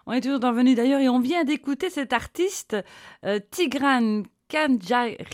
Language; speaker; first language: French; native; French